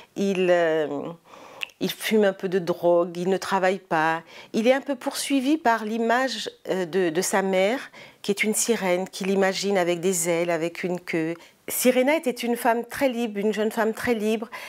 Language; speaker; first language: French; native; French